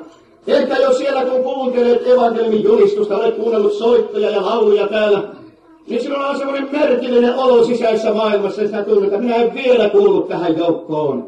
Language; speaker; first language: Finnish; native; Finnish